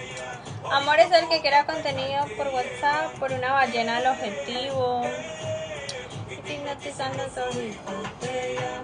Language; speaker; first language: Spanish; native; Spanish